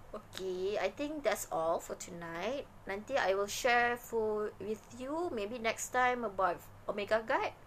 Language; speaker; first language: English; non-native, local second language; Malay